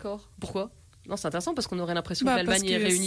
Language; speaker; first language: French; native; French